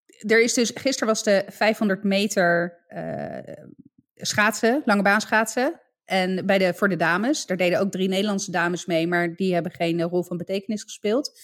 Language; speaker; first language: Dutch; native; Dutch